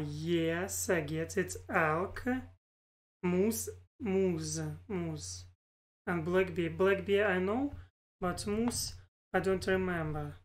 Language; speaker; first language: English; non-native, learner; Russian